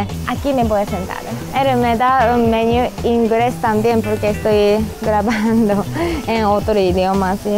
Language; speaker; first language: Spanish; non-native, learner; Japanese